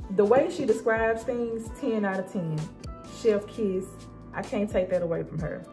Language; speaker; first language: English; native; English